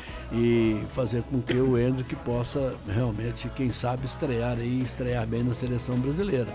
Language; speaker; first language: Portuguese; native; Portuguese